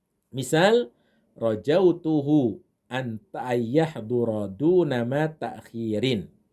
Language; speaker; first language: Arabic; non-native, fluent; Indonesian